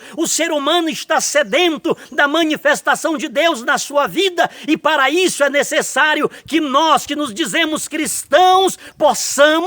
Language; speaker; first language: Portuguese; native; Portuguese